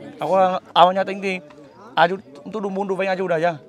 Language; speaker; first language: Portuguese; non-native, learner; Vietnamese